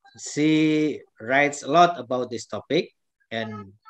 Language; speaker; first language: English; non-native, fluent; Indonesian